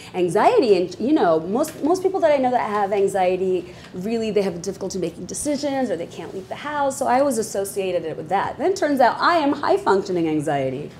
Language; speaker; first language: English; non-native, local second language; Bangla